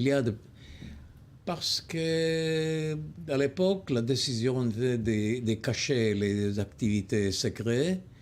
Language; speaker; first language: French; non-native, learner; Hebrew